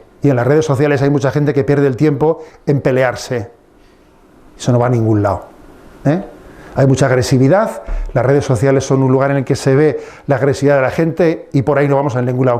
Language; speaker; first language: Spanish; native; Spanish